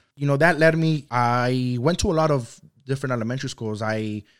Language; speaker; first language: English; early bilingual, other home language; Spanish